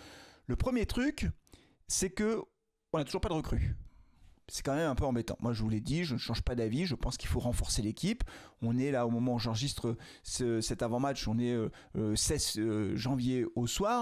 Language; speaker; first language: French; native; French